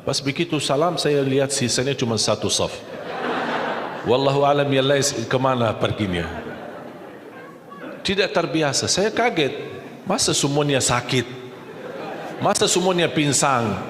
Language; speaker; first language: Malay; non-native, fluent; Arabic